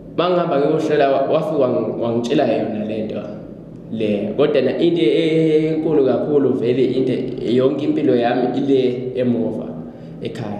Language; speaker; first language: Zulu; non-native, local second language; Swati